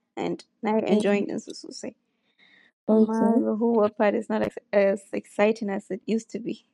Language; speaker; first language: English; non-native, local second language; Hausa